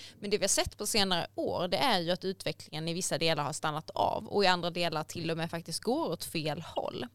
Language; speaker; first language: Swedish; native; Swedish